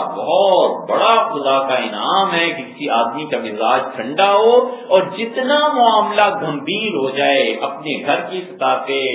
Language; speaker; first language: Urdu; native; Urdu